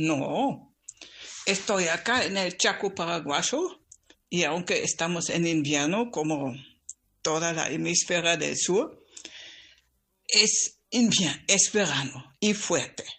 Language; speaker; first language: Spanish; non-native, fluent; German